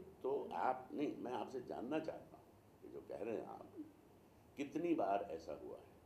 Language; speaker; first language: Hindi; native; Hindi